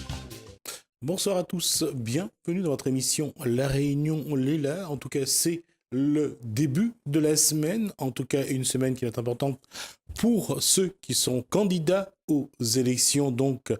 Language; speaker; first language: French; native; French